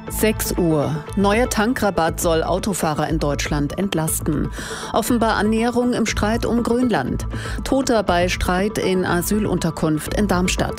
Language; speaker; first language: German; native; German